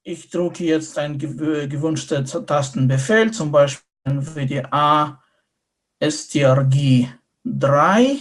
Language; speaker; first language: German; non-native, fluent; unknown